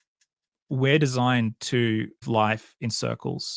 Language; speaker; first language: English; native; English